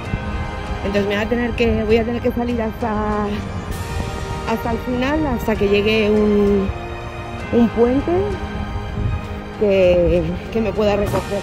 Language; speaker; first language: Spanish; native; Spanish